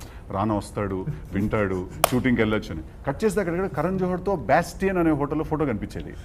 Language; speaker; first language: Telugu; native; Telugu